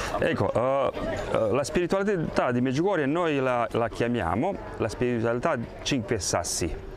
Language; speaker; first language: Italian; non-native, fluent; Croatian